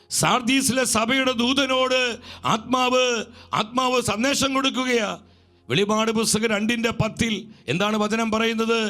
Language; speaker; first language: Malayalam; native; Malayalam